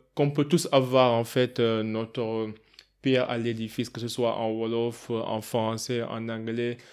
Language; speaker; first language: French; non-native, local second language; Wolof